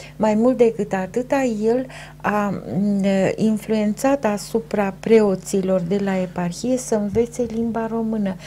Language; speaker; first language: Romanian; native; Romanian